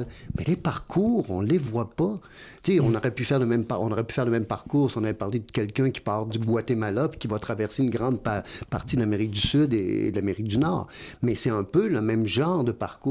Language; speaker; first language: French; native; French